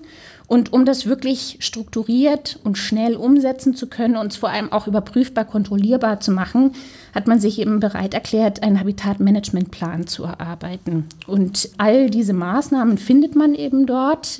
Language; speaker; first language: German; native; German